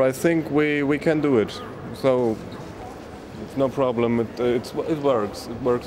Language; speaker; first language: English; non-native, learner; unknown